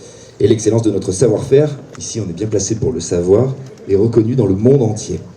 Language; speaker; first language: French; native; French